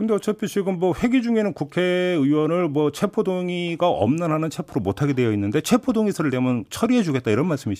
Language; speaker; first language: Korean; native; Korean